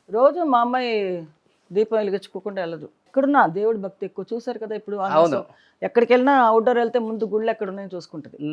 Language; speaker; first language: Telugu; native; Telugu